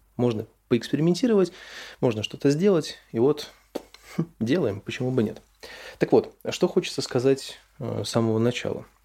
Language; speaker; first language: Russian; native; Russian